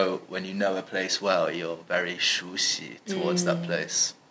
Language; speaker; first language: English; native; English